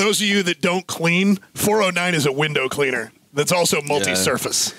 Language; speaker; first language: English; native; English